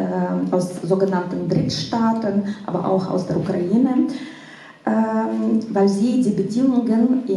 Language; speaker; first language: German; non-native, fluent; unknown